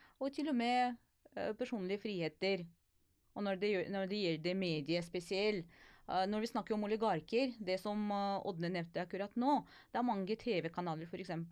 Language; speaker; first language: Norwegian; non-native, fluent; Ukrainian